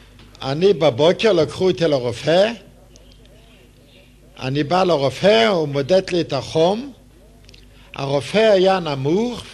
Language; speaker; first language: Hebrew; non-native, fluent; Yiddish